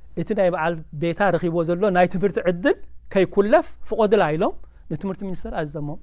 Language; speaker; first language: Tigrinya; native; Tigrinya